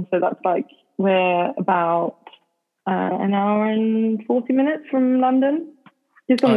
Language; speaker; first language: English; non-native, fluent; Swedish